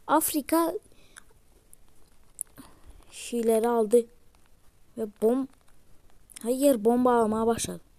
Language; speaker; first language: Turkish; early bilingual, heritage; Turkish